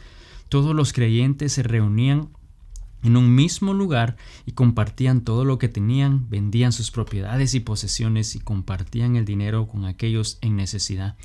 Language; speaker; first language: Spanish; native; Spanish